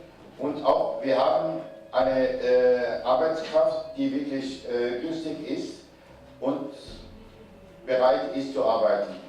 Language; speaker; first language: German; non-native, fluent; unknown